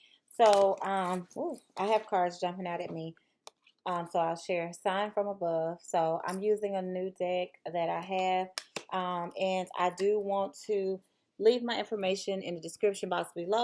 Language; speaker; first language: English; native; English